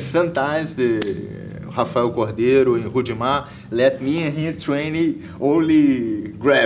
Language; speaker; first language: English; non-native, learner; Portuguese